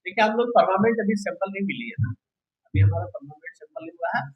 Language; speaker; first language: Hindi; native; Hindi